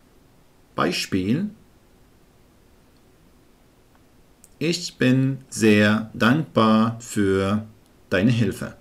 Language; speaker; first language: German; non-native, fluent; Arabic